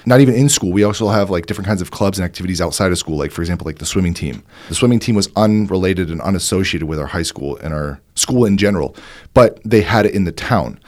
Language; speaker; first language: English; native; English